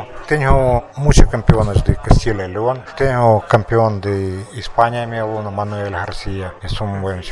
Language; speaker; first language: Spanish; non-native, learner; Russian